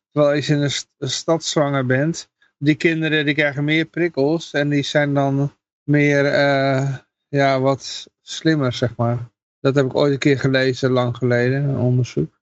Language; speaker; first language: Dutch; native; Dutch